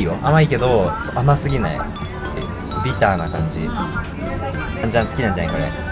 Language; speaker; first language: Japanese; native; Japanese